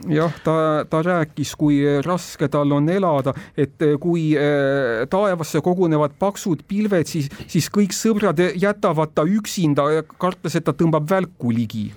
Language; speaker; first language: Estonian; native; Estonian